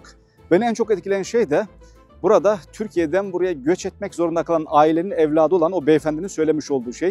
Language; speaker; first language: Turkish; native; Turkish